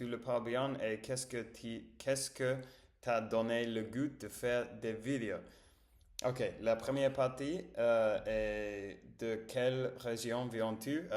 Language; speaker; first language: French; non-native, learner; Spanish